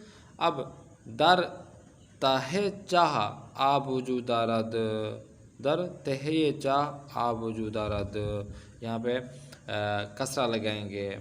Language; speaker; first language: Persian; non-native, fluent; Urdu